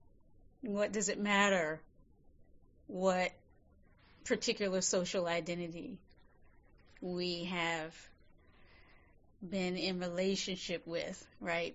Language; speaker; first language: English; native; English